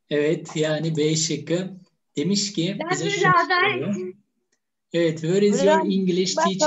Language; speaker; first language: Turkish; native; Turkish